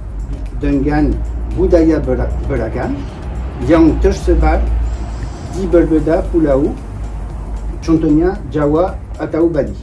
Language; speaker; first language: Indonesian; non-native, learner; French